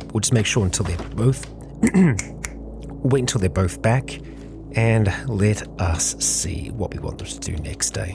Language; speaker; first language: English; native; English